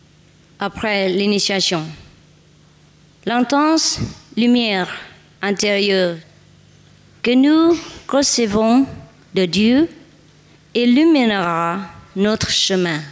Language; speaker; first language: French; non-native, learner; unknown